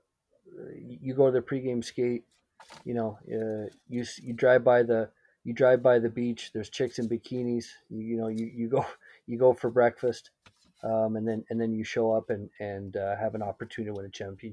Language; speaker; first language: English; native; English